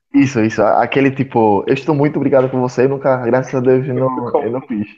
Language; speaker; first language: Portuguese; non-native, fluent; Spanish